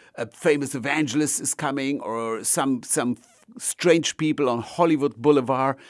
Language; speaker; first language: English; non-native, fluent; German